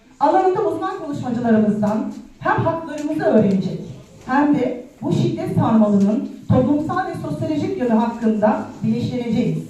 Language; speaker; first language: Turkish; native; Turkish